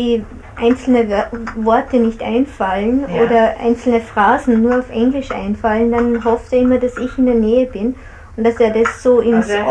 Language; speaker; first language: German; native; German